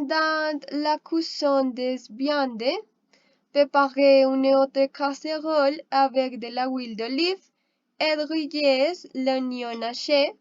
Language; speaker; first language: French; non-native, learner; Spanish